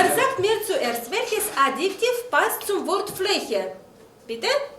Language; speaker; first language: German; non-native, fluent; Russian